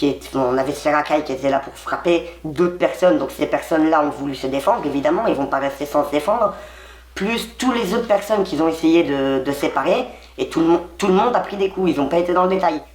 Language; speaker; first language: French; native; French